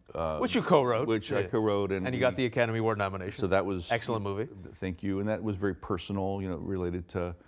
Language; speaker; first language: English; native; English